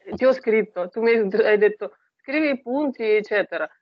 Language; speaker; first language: Italian; non-native, fluent; Russian